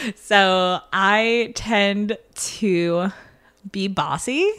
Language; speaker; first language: English; native; English